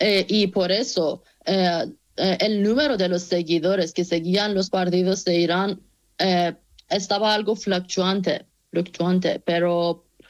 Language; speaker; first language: Spanish; non-native, fluent; Persian